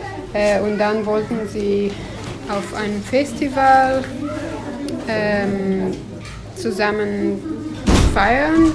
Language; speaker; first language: German; non-native, fluent; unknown